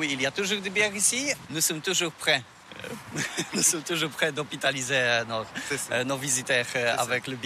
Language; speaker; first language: French; non-native, learner; Polish